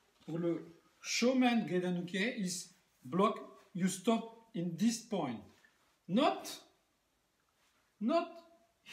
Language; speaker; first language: English; non-native, learner; French